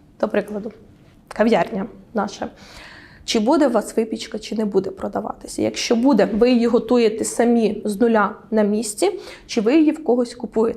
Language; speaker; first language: Ukrainian; native; Ukrainian